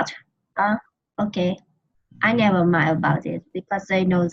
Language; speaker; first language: English; non-native, learner; Vietnamese